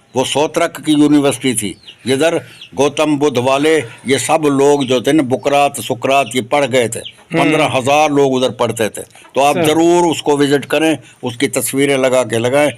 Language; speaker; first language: Urdu; non-native, local second language; Sindhi